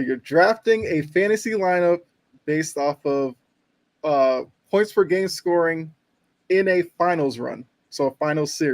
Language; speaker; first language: English; native; English